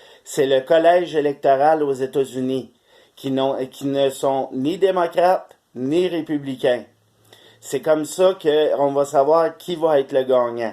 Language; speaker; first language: French; native; French